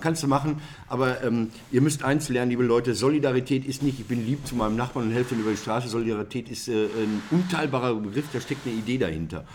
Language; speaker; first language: German; native; German